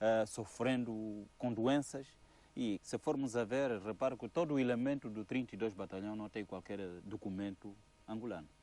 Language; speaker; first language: Portuguese; native; Portuguese